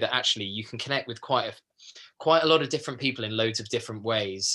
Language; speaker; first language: English; native; English